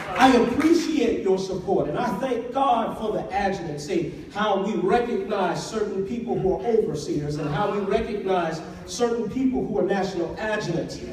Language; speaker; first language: English; native; English